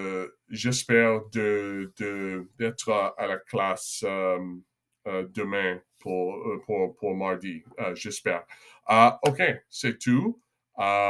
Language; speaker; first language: French; non-native, local second language; English